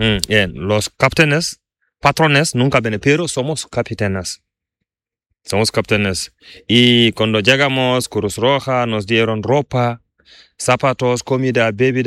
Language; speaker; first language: Spanish; non-native, learner; Fula